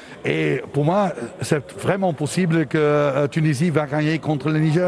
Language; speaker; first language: French; non-native, local second language; Dutch